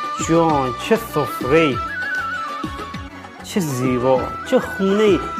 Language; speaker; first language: Persian; native; Persian